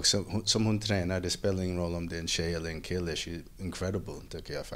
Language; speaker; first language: Swedish; non-native, fluent; English